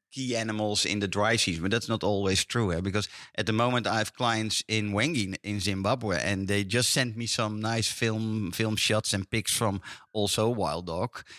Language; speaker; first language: English; non-native, fluent; Dutch